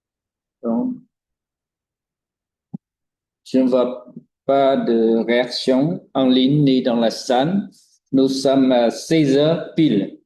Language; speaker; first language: French; non-native, fluent; Vietnamese